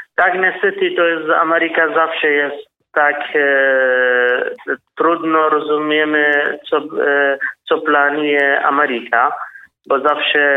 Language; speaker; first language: Polish; non-native, learner; Kurdish